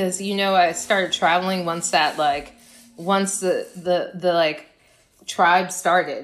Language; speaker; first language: English; native; English